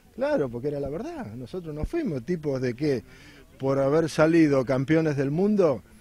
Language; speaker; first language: Spanish; native; Spanish